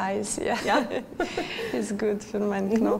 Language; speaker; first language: German; non-native, learner; Russian